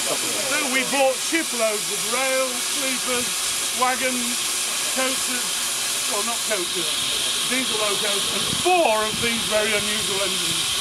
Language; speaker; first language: English; native; English